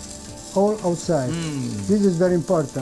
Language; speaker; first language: English; non-native, learner; Italian